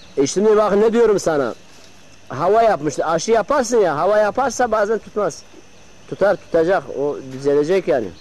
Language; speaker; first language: Turkish; non-native, local second language; Zaza